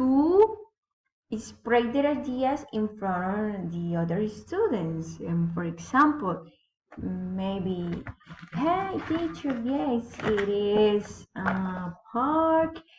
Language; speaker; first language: English; non-native, learner; Spanish